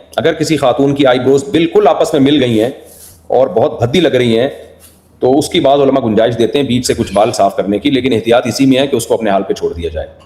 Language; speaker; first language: Urdu; native; Urdu